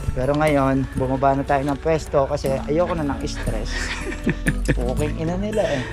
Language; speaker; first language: Filipino; native; Filipino